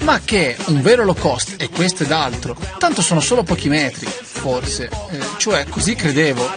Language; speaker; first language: Italian; native; Italian